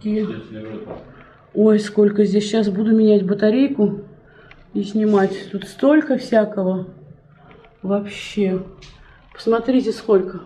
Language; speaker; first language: Russian; native; Russian